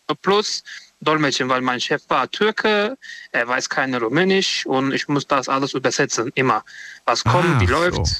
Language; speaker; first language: German; non-native, learner; Romanian